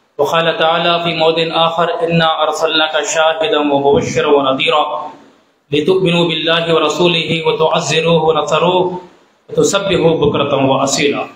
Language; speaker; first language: Urdu; native; Urdu